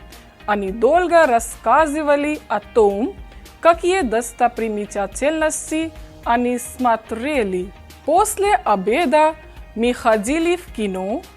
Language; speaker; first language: Russian; non-native, fluent; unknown